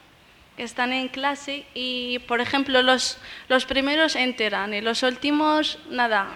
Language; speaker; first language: Spanish; non-native, fluent; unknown